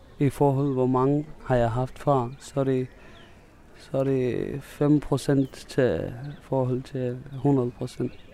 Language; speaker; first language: Danish; non-native, fluent; Arabic